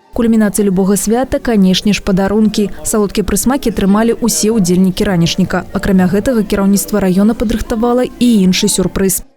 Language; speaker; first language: Belarusian; native; Belarusian